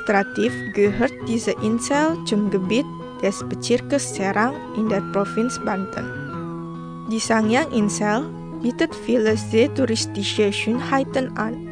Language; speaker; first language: German; non-native, fluent; Indonesian